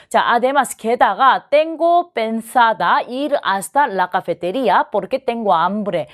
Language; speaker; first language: Spanish; non-native, fluent; Korean